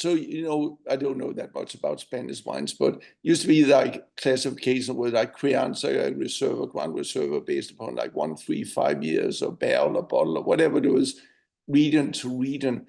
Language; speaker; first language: English; non-native, fluent; Danish